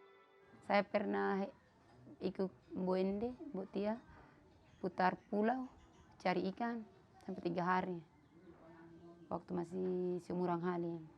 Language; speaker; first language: Indonesian; non-native, local second language; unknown